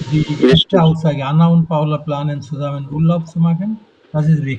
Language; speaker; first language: German; non-native, fluent; Bangla